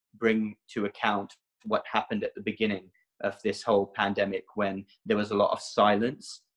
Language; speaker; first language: English; native; English